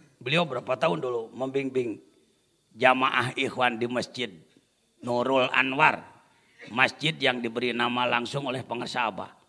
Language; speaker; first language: Indonesian; non-native, local second language; Sundanese